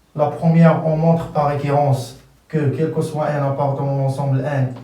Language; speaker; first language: French; non-native, local second language; Arabic